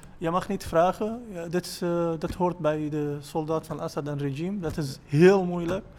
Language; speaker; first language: Dutch; non-native, learner; Arabic